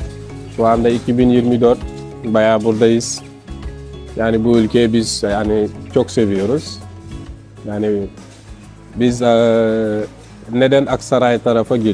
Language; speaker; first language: Turkish; non-native, learner; Wolof